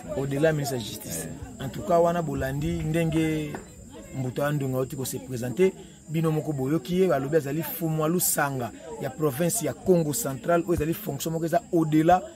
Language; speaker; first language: Lingala; non-native, local second language; Kongo